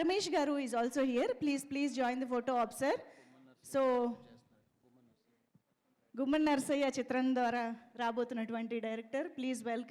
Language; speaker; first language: Telugu; native; Telugu